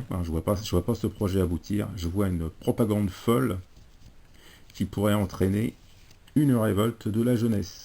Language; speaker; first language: French; native; French